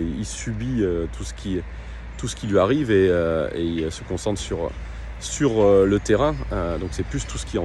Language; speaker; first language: French; native; French